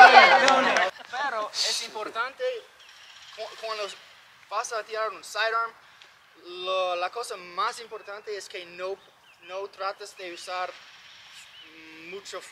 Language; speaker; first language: Spanish; non-native, learner; English